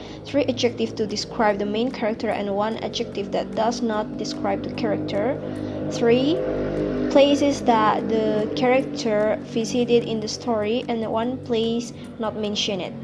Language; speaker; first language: English; non-native, learner; Indonesian